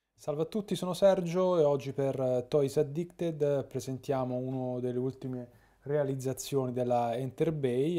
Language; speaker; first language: Italian; native; Italian